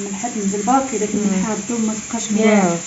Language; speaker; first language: Arabic; native; Arabic